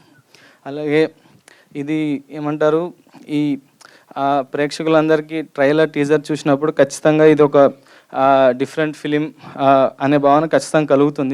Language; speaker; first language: Telugu; native; Telugu